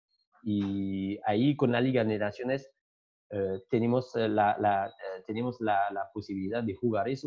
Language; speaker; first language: Spanish; non-native, learner; French